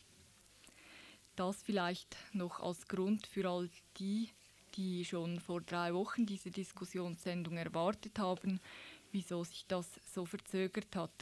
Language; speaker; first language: German; native; German